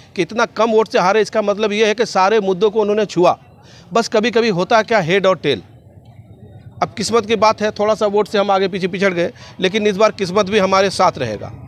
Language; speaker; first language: Hindi; native; Hindi